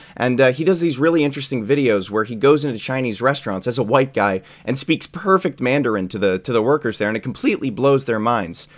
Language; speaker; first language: English; native; English